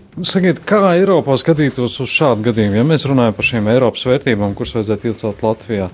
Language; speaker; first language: Latvian; native; Latvian